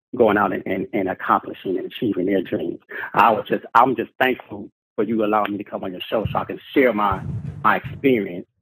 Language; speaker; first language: English; native; English